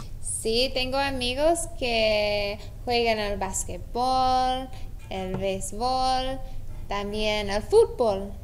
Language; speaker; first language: Spanish; non-native, learner; English